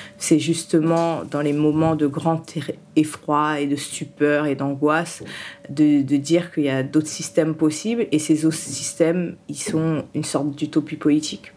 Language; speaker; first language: French; early bilingual, other home language; Haitian Creole